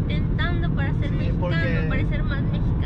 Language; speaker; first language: Spanish; native; Spanish